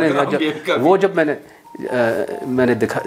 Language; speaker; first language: Hindi; early bilingual, heritage; English